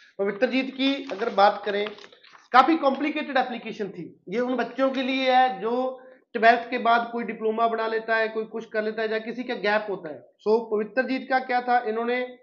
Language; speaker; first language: Hindi; non-native, local second language; Punjabi